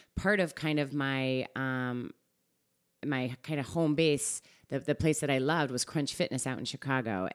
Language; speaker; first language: English; native; English